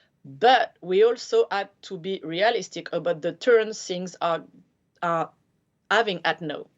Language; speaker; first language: English; non-native, fluent; French